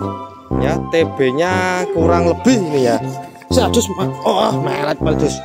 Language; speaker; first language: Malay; non-native, local second language; Javanese